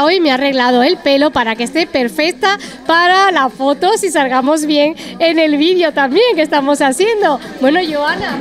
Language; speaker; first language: Spanish; native; Spanish